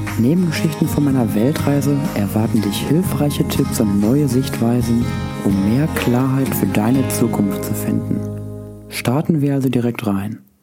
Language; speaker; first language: German; native; German